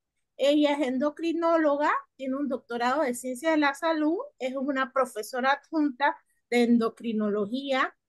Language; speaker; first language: Spanish; native; Spanish